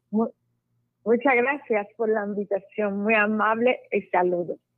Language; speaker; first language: Spanish; non-native, fluent; Arabic